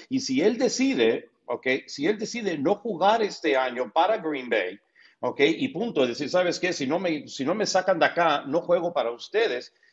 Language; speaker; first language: Spanish; early bilingual, heritage; Spanish